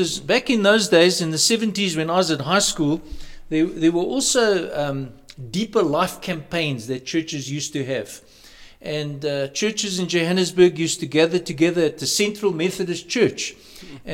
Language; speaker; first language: English; native; English